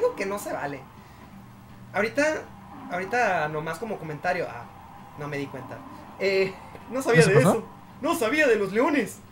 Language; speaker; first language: Spanish; native; Spanish